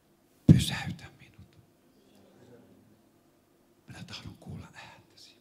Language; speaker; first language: Finnish; non-native, fluent; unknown